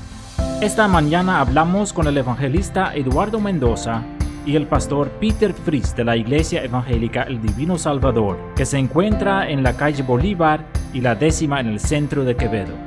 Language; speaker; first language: Spanish; native; Spanish